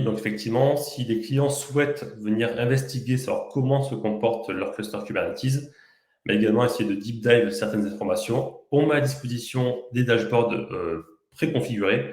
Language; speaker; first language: French; native; French